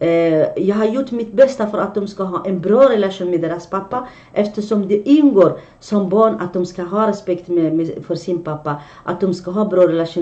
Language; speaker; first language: Swedish; non-native, fluent; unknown